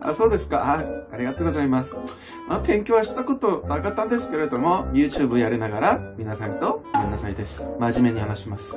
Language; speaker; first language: Japanese; non-native, learner; Korean